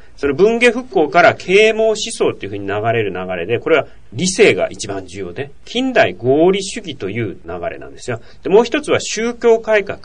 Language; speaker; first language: Japanese; native; Japanese